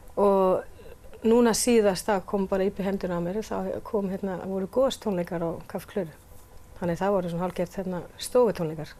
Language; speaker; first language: Icelandic; non-native, fluent; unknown